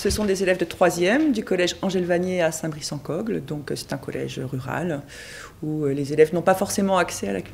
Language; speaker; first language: French; native; French